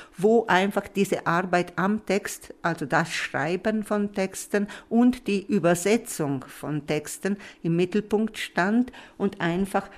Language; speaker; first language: German; non-native, local second language; Italian